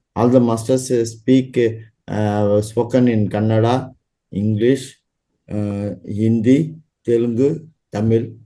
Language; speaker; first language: English; non-native, local second language; Tamil